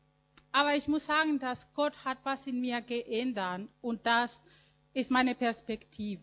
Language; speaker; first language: German; non-native, fluent; Spanish